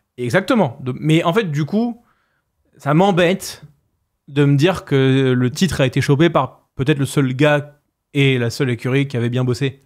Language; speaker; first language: French; native; French